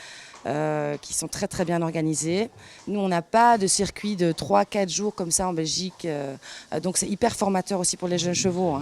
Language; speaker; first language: French; native; French